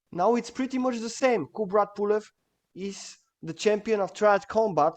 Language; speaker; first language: English; non-native, fluent; Bulgarian